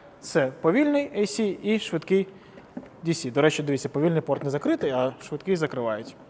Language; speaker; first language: Ukrainian; non-native, local second language; Russian